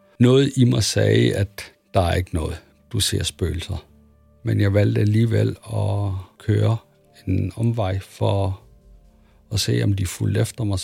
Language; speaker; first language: Danish; early bilingual, other home language; Arabic